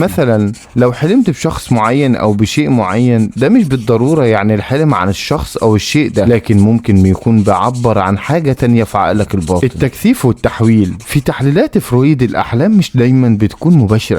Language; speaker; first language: Arabic; native; Arabic